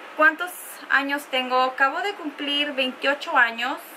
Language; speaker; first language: Spanish; early bilingual, heritage; Spanish